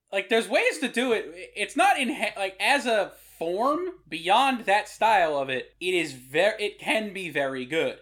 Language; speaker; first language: English; native; English